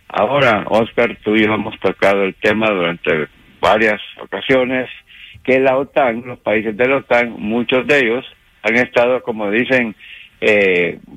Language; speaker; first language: Spanish; native; Spanish